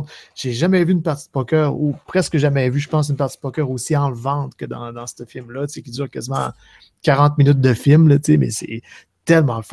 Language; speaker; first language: French; native; French